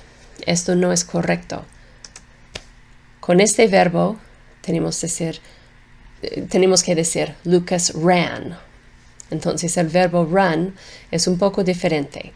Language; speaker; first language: Spanish; non-native, fluent; English